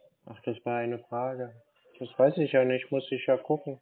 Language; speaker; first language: German; native; German